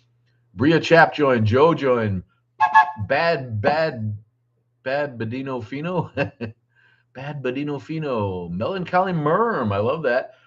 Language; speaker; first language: English; native; English